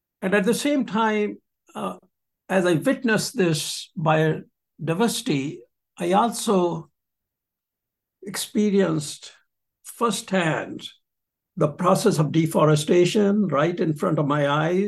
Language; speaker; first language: English; non-native, local second language; Punjabi